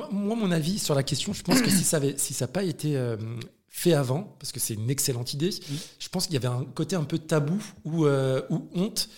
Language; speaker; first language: French; early bilingual, other home language; Arabic